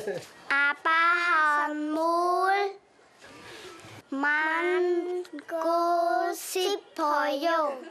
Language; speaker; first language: Korean; non-native, learner; Khmer